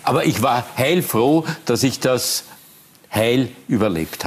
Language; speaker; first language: German; native; German